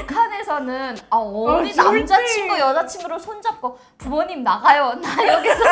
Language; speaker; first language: Korean; native; Korean